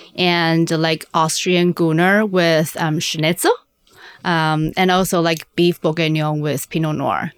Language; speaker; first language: English; non-native, fluent; Chinese